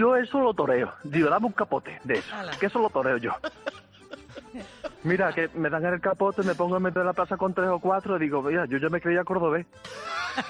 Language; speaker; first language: Spanish; native; Spanish